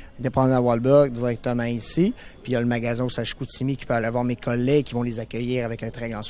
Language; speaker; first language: French; native; French